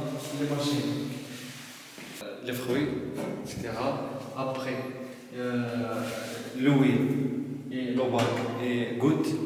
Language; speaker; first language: French; non-native, learner; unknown